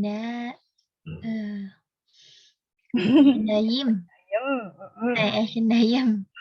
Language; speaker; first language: Turkish; non-native, learner; Indonesian